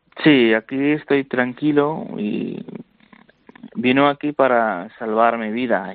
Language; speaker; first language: Spanish; non-native, learner; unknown